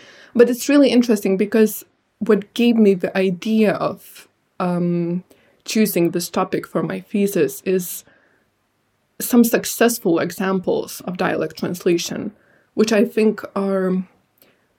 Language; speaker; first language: English; non-native, fluent; Lithuanian